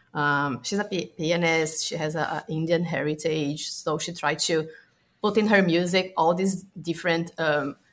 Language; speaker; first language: English; non-native, fluent; Portuguese